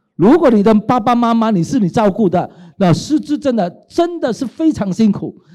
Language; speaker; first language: Chinese; non-native, local second language; Cantonese